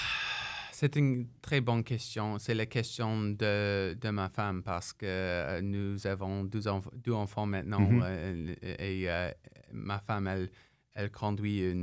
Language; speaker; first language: French; non-native, local second language; English